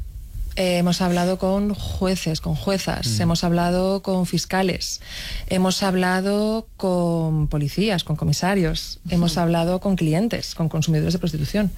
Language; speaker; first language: Spanish; native; Spanish